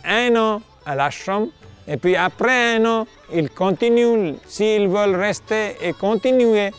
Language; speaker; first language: French; non-native, fluent; Nepali